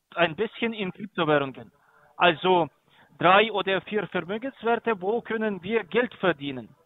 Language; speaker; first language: German; non-native, learner; Greek